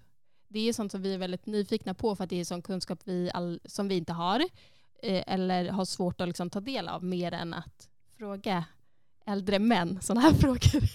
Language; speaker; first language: Swedish; native; Swedish